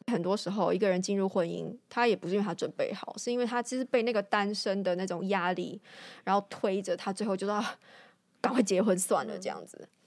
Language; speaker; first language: Chinese; native; Chinese